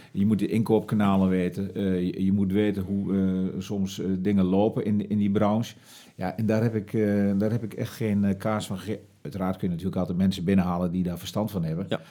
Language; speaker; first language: Dutch; native; Dutch